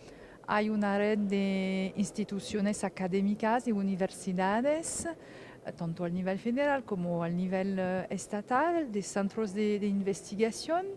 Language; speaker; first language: Spanish; non-native, fluent; French